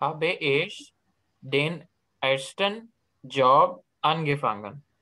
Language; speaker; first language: German; non-native, learner; Urdu